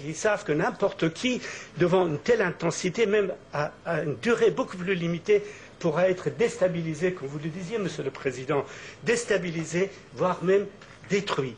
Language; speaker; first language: French; native; French